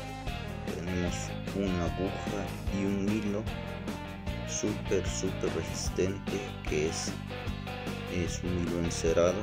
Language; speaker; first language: Spanish; native; Spanish